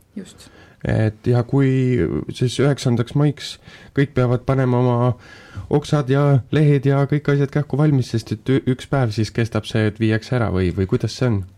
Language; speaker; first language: Estonian; native; Estonian